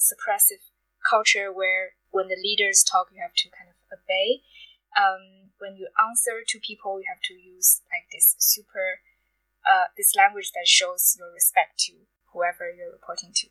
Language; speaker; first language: English; non-native, fluent; Chinese